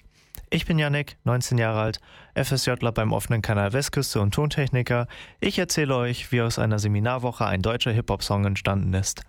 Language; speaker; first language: German; native; German